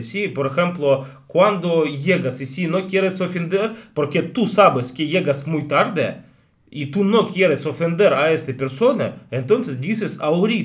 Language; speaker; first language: Spanish; non-native, fluent; Russian